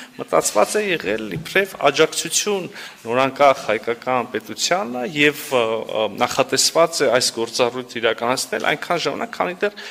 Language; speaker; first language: Armenian; native; Armenian